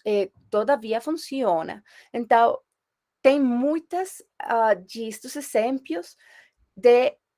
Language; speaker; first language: Portuguese; non-native, fluent; Spanish